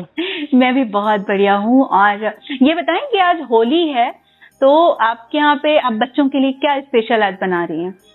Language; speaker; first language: Hindi; native; Hindi